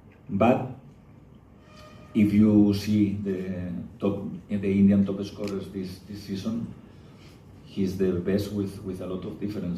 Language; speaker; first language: English; non-native, fluent; Spanish